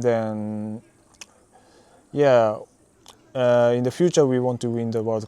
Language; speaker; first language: English; non-native, learner; Japanese